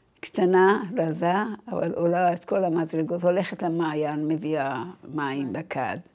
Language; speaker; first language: Hebrew; early bilingual, other home language; Persian